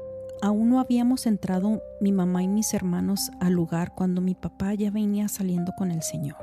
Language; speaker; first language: Spanish; native; Spanish